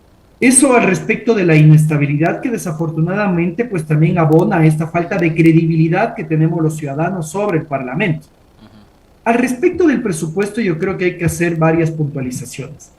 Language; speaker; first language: Spanish; native; Spanish